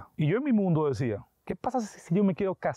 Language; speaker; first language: Spanish; native; Spanish